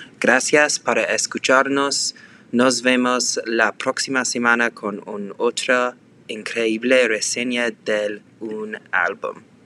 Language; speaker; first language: Spanish; non-native, learner; English